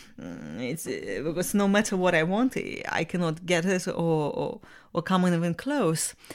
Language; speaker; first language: English; non-native, fluent; Russian